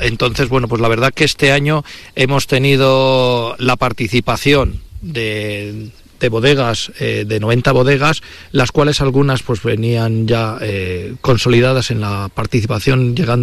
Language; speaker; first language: Spanish; native; Spanish